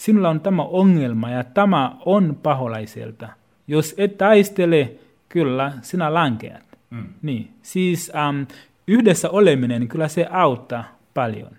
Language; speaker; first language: Finnish; non-native, fluent; Swahili